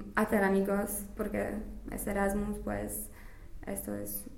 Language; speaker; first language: Spanish; non-native, fluent; English